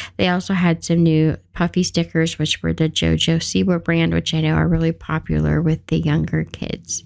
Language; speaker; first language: English; native; English